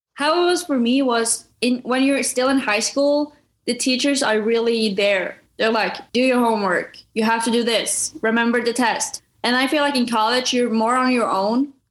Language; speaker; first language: English; non-native, fluent; Norwegian